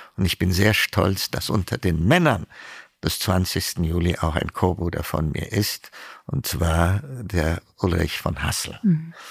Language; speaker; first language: German; non-native, fluent; Amharic